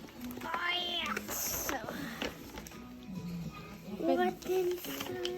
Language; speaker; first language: English; non-native, local second language; Filipino